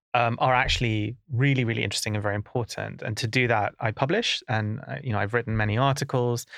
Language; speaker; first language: English; native; English